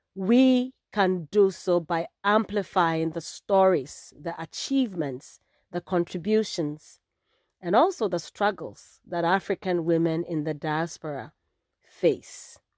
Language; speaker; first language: English; non-native, local second language; Akan